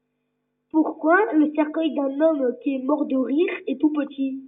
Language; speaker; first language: French; native; French